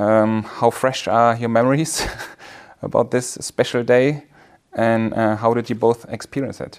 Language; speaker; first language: English; non-native, fluent; German